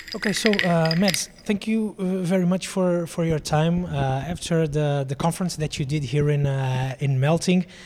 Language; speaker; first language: English; non-native, fluent; Portuguese